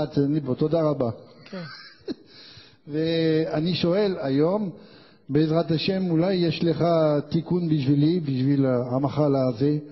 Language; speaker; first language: Hebrew; non-native, learner; French